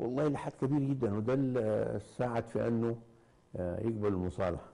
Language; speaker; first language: Arabic; native; Arabic